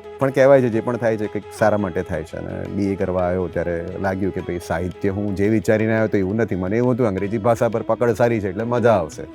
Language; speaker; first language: Gujarati; non-native, local second language; Hindi